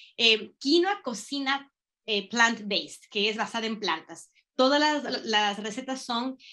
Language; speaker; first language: Spanish; native; Spanish